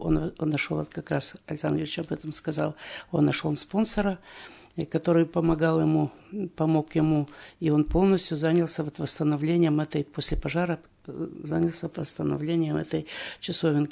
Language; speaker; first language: Russian; native; Russian